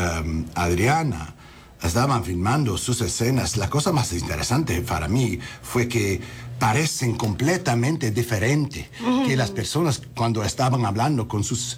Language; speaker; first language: Spanish; early bilingual, heritage; English